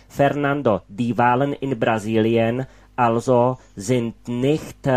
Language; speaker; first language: German; non-native, fluent; Czech